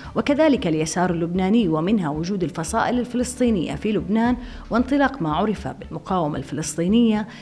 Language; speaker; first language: Arabic; native; Arabic